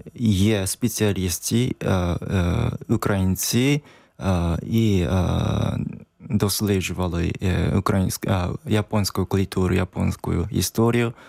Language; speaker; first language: Ukrainian; non-native, learner; Japanese